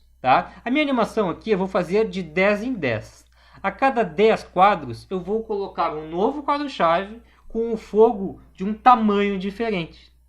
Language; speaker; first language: Portuguese; native; Portuguese